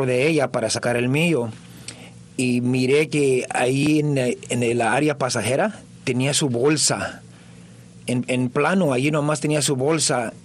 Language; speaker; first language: Spanish; early bilingual, heritage; Spanish